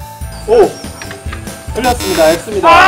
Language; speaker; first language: Korean; non-native, fluent; English